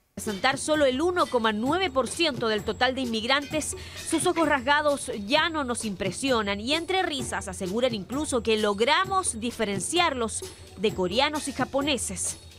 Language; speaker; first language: Spanish; native; Spanish